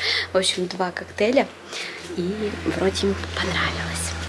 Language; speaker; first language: Russian; native; Russian